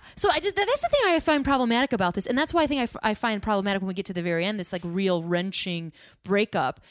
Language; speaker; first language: English; native; English